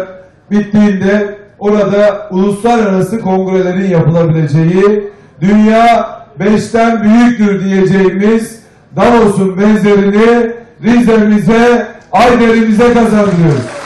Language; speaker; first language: Turkish; native; Turkish